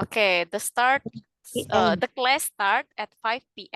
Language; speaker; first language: English; non-native, fluent; Indonesian